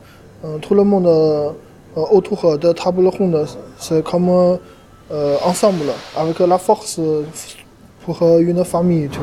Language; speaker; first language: French; non-native, learner; Chinese